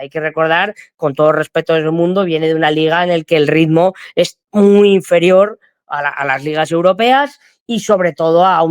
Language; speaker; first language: Spanish; native; Spanish